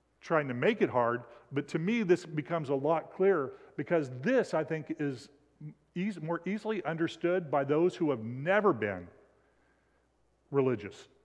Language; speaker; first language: English; native; English